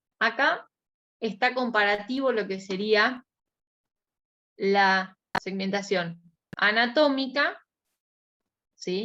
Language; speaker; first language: Spanish; native; Spanish